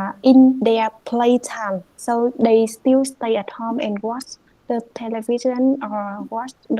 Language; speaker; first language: English; non-native, fluent; Vietnamese